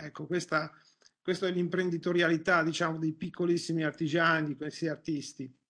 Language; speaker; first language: Italian; native; Italian